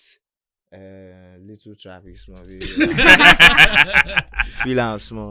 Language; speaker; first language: English; non-native, local second language; Yoruba